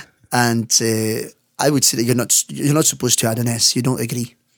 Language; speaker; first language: English; non-native, fluent; French